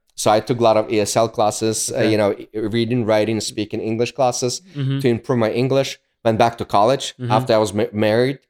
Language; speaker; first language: English; early bilingual, other home language; Ukrainian